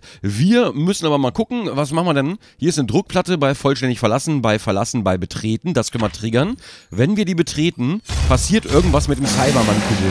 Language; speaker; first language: German; native; German